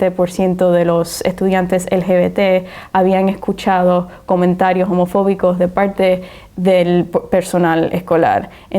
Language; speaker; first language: Spanish; early bilingual, heritage; Spanish